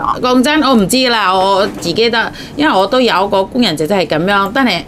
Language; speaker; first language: Cantonese; non-native, fluent; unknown